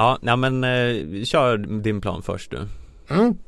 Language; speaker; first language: Swedish; native; Swedish